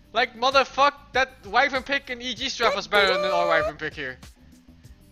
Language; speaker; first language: English; early bilingual, heritage; Dutch